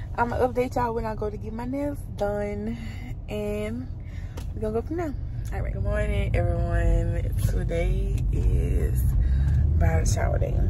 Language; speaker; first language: English; native; English